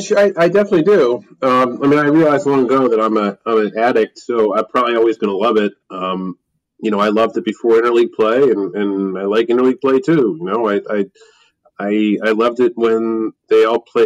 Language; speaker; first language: English; native; English